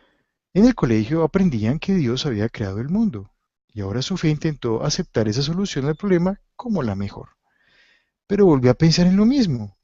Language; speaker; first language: Spanish; native; Spanish